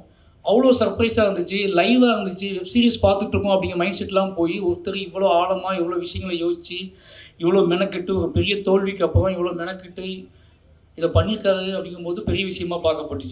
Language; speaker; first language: Tamil; native; Tamil